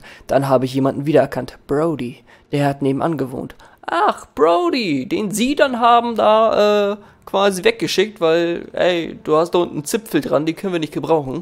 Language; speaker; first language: German; native; German